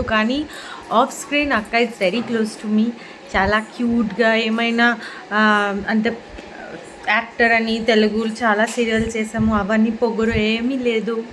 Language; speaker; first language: Telugu; non-native, fluent; Bangla